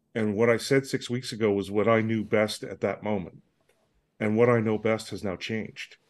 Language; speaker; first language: English; native; English